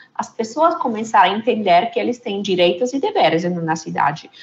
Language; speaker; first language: Portuguese; non-native, fluent; Italian